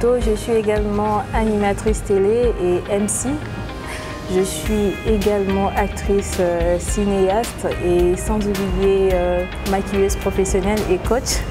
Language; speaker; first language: French; non-native, local second language; Lingala